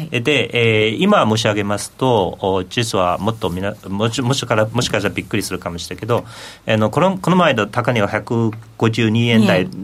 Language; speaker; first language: Japanese; non-native, fluent; Chinese